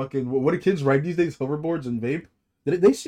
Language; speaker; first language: English; non-native, local second language; Yoruba